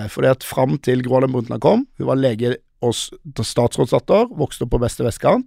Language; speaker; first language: Norwegian; native; Norwegian